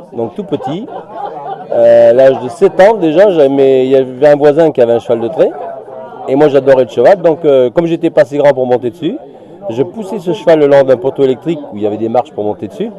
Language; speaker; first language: French; native; French